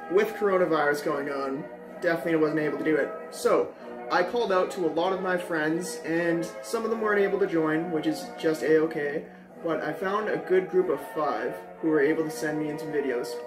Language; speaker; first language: English; native; English